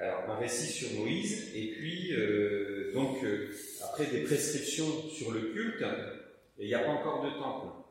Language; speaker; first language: French; native; French